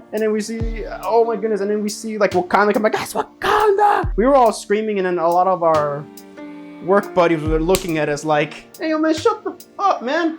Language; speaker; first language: English; native; English